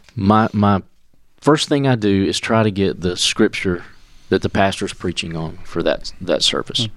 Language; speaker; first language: English; native; English